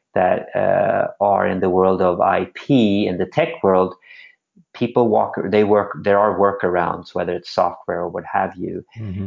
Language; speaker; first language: English; non-native, fluent; Swedish